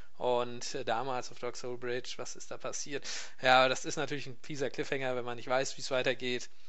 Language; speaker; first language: German; native; German